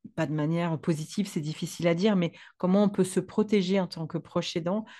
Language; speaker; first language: French; native; French